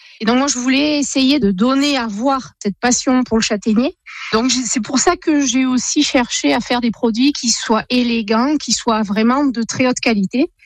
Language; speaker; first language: French; native; French